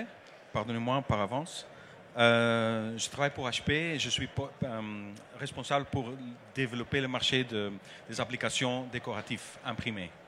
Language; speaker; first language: French; non-native, learner; Dutch